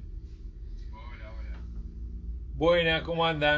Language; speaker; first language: Spanish; native; Spanish